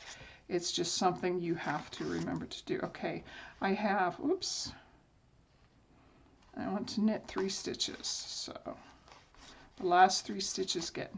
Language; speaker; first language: English; native; English